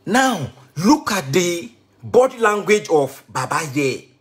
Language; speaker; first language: English; non-native, local second language; Yoruba